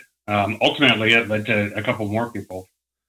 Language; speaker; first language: English; native; English